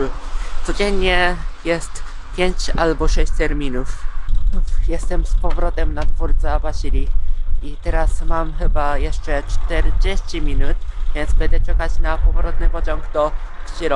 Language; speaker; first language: Polish; non-native, fluent; Japanese